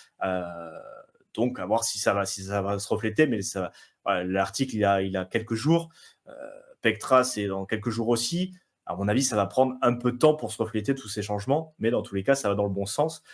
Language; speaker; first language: French; native; French